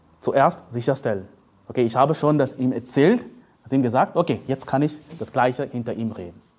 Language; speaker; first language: German; non-native, fluent; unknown